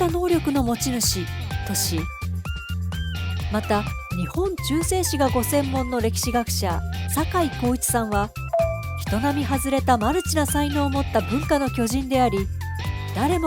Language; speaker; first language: Japanese; native; Japanese